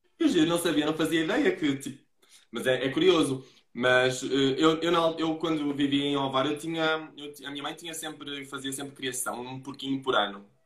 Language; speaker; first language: Portuguese; native; Portuguese